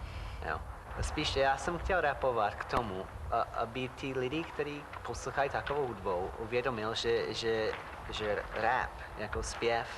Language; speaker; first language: Czech; non-native, fluent; English